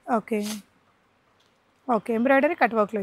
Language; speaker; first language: Telugu; native; Telugu